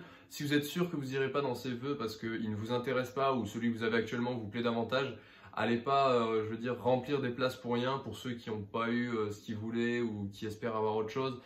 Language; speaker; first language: French; native; French